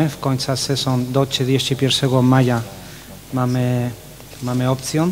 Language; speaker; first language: Polish; non-native, learner; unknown